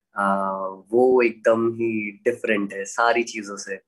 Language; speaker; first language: Hindi; native; Hindi